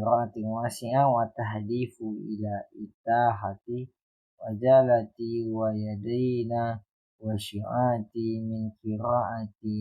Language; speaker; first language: Arabic; non-native, learner; Indonesian